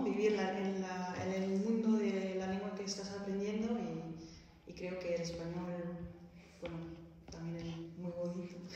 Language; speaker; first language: Spanish; non-native, fluent; Dutch